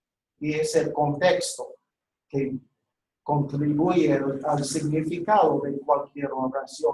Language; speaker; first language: Spanish; non-native, fluent; English